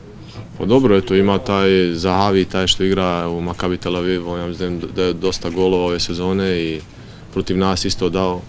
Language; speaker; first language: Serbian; early bilingual, heritage; Serbian